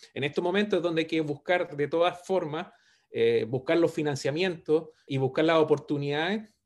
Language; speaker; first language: Spanish; native; Spanish